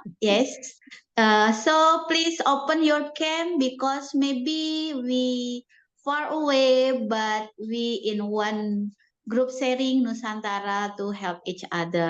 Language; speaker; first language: English; non-native, learner; Indonesian